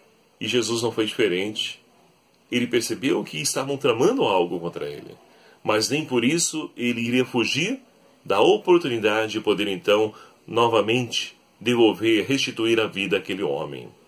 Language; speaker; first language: Portuguese; native; Portuguese